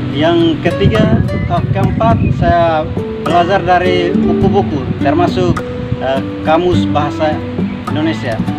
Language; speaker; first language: Indonesian; non-native, fluent; Tetum